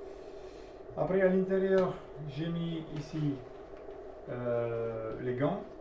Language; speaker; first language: French; non-native, learner; Italian